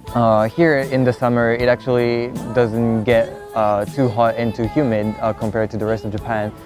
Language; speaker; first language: English; non-native, fluent; French